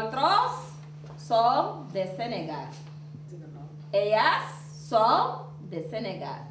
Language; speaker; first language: Spanish; non-native, learner; Wolof